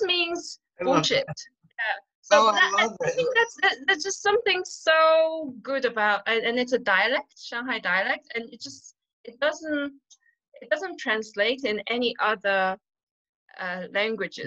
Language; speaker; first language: English; non-native, fluent; Wu Chinese